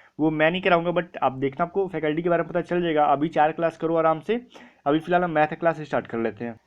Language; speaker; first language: Hindi; native; Hindi